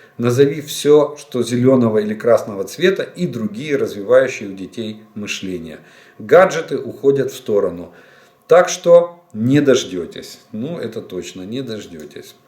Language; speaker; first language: Russian; native; Russian